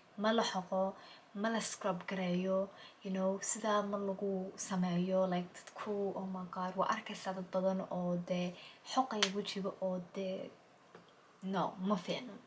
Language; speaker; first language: Somali; early bilingual, heritage; Somali